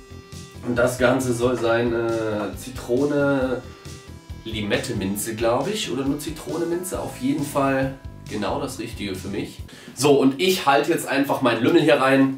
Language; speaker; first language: German; native; German